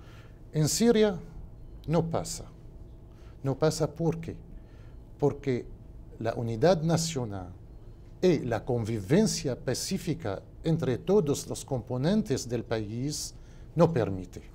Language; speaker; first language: Portuguese; non-native, learner; Spanish